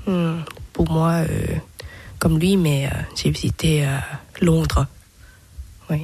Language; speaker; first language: French; non-native, learner; Thai